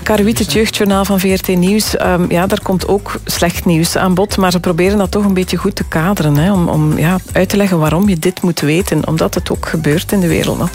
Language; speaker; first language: Dutch; native; Dutch